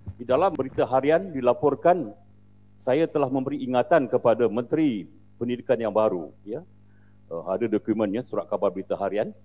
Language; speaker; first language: Malay; native; Malay